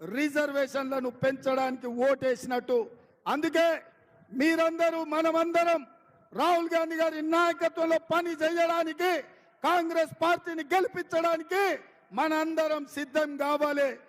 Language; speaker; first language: Telugu; native; Telugu